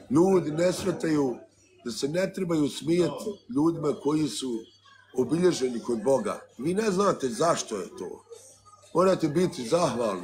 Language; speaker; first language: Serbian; early bilingual, heritage; Bosnian